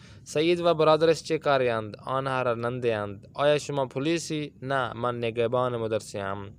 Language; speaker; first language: Persian; non-native, fluent; Urdu